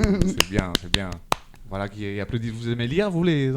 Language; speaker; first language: French; native; French